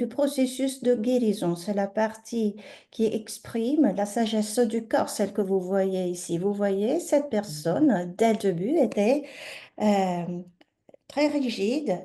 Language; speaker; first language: French; native; French